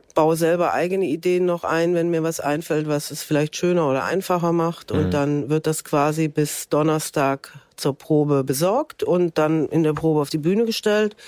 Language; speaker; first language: German; native; German